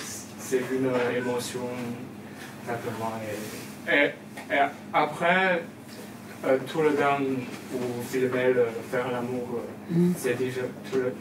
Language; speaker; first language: French; non-native, learner; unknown